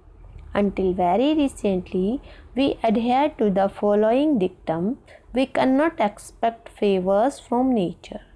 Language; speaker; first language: English; non-native, local second language; Hindi